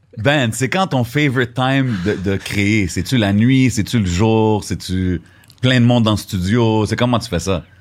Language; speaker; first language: French; native; French